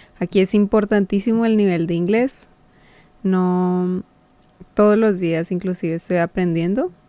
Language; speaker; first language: Spanish; native; Spanish